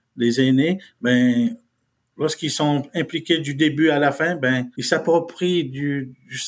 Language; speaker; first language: French; non-native, fluent; Innu-aimun